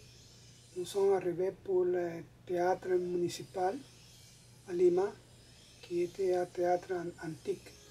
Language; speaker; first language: French; non-native, learner; Spanish